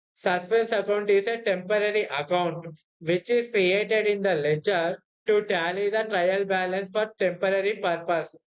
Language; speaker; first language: English; non-native, local second language; Telugu